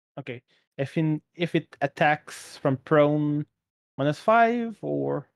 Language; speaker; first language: English; non-native, fluent; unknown